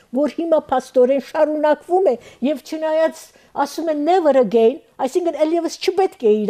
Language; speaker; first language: Armenian; early bilingual, heritage; Armenian